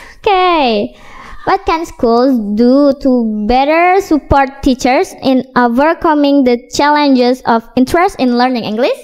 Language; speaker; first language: English; non-native, learner; Indonesian